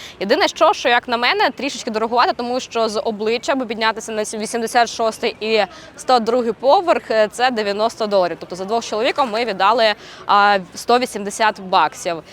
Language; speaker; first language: Ukrainian; native; Ukrainian